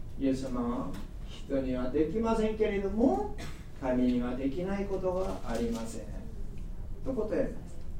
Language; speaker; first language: Japanese; non-native, fluent; Korean